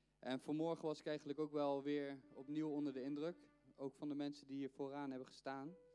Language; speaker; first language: Dutch; native; Dutch